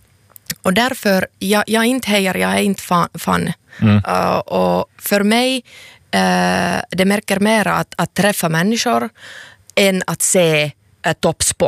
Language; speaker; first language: Swedish; non-native, local second language; Finnish